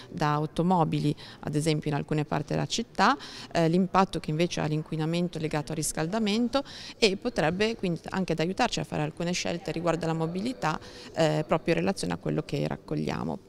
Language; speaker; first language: Italian; native; Italian